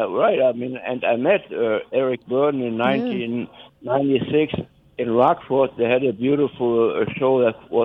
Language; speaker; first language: English; non-native, fluent; German